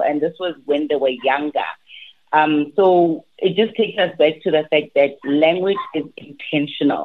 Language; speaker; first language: English; non-native, local second language; Tswana